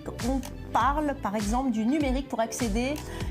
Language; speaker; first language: French; native; French